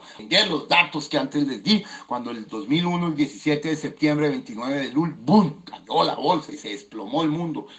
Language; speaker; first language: Spanish; native; Spanish